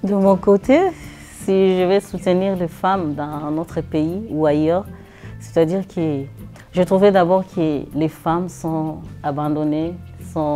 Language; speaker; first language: French; non-native, local second language; Swahili